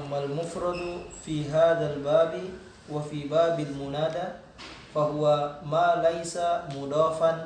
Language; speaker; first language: Arabic; non-native, learner; Indonesian